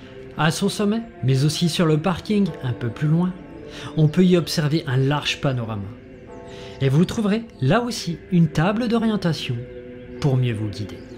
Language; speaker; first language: French; native; French